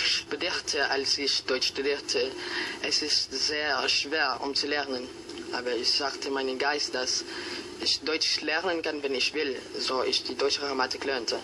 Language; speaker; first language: German; non-native, learner; Filipino